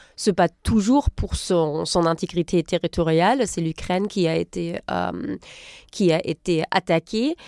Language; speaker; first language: French; non-native, fluent; German